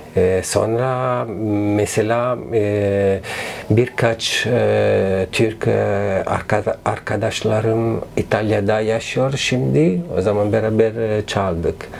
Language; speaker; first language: Turkish; non-native, learner; Italian